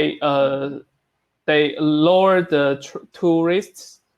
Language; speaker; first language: English; non-native, learner; Chinese